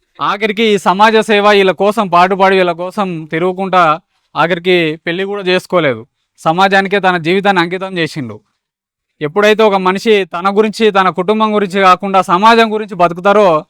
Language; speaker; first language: Telugu; native; Telugu